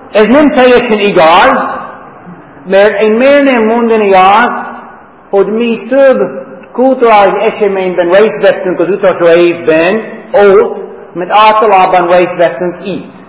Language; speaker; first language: Hungarian; non-native, fluent; English